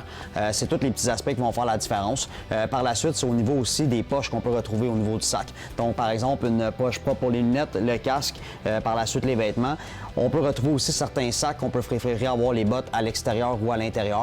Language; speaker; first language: French; native; French